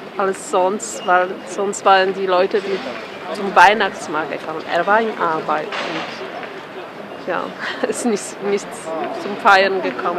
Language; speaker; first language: German; non-native, learner; Polish